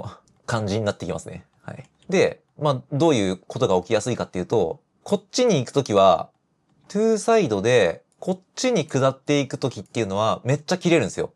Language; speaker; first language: Japanese; native; Japanese